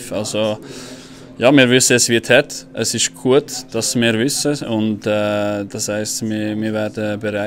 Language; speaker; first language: German; non-native, local second language; French